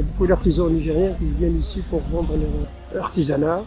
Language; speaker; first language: French; non-native, local second language; Tamasheq